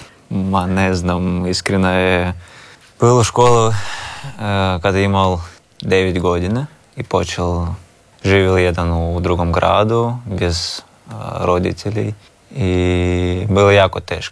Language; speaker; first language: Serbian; non-native, learner; Russian